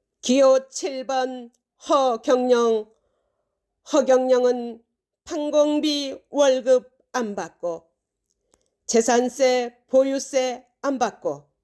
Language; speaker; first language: Korean; native; Korean